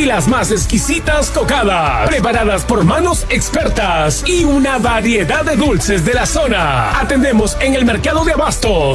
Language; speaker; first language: Spanish; native; Spanish